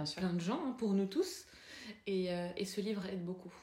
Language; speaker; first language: French; non-native, local second language; Arabic